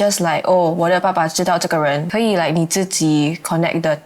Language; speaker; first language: Chinese; non-native, local second language; English